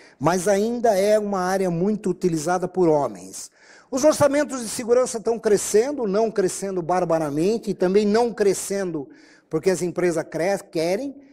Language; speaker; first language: Portuguese; native; Portuguese